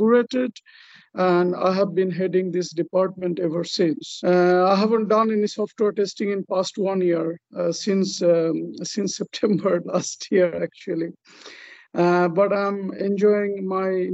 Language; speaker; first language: English; non-native, local second language; Bangla